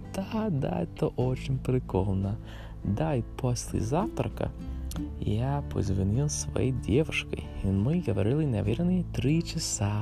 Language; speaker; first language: Russian; non-native, learner; English